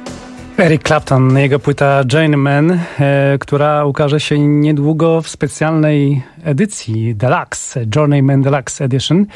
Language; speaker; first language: Polish; native; Polish